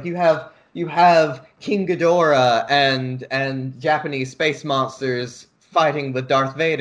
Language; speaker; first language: English; native; English